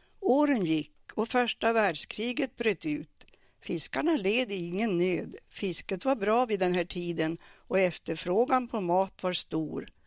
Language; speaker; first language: Swedish; native; Swedish